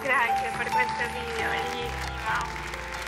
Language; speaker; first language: Italian; non-native, fluent; Spanish